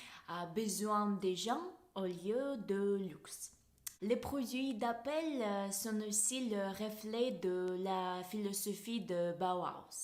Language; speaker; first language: French; non-native, fluent; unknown